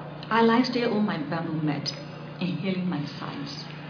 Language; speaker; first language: English; non-native, fluent; Burmese